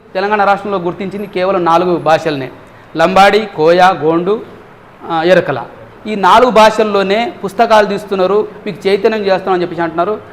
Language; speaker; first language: Telugu; non-native, local second language; Lambadi